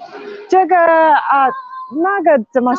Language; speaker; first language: Chinese; non-native, learner; Afrikaans